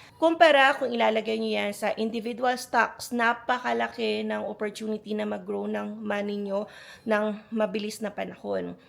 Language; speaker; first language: Filipino; native; Filipino